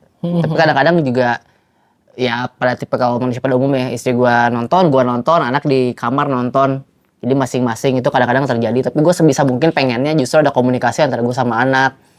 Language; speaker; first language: Indonesian; native; Indonesian